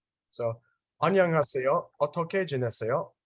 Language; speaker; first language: Korean; non-native, learner; English